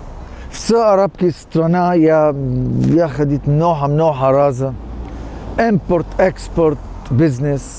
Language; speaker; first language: Ukrainian; non-native, learner; English